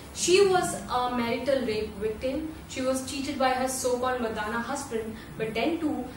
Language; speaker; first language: English; non-native, local second language; Hindi